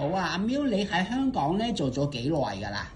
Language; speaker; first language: Cantonese; native; Cantonese